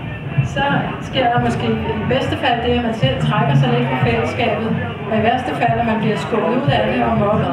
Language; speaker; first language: Danish; native; Danish